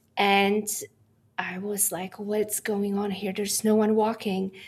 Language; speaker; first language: English; non-native, fluent; Polish